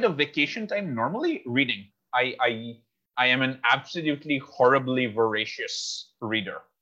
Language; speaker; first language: English; non-native, local second language; Bangla